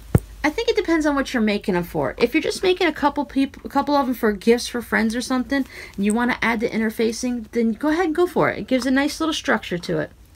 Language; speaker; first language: English; native; English